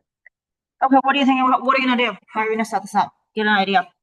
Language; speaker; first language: English; native; English